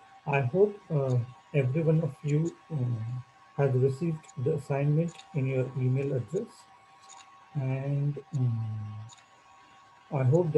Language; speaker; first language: English; non-native, local second language; Marathi